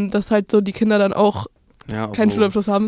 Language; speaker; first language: German; native; German